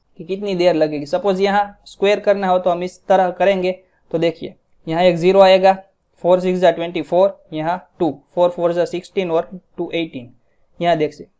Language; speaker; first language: Hindi; non-native, local second language; Gujarati